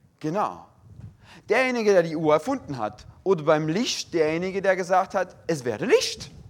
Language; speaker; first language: German; native; German